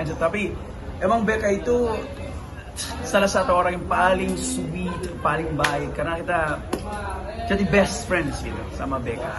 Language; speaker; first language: Indonesian; non-native, fluent; Filipino